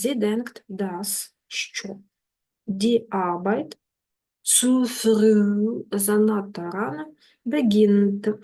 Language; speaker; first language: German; non-native, fluent; Ukrainian